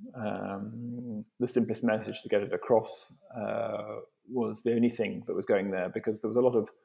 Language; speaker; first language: English; native; English